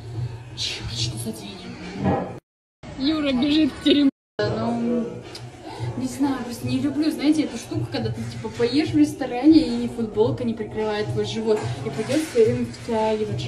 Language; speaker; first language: Russian; native; Russian